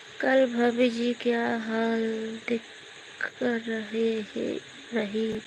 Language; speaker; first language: Hindi; non-native, local second language; Bangla